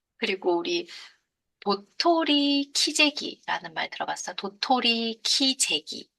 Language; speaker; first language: Korean; native; Korean